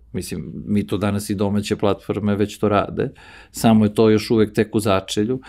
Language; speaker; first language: Serbian; early bilingual, heritage; Serbian